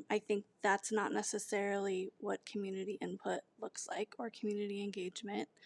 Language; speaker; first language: English; native; English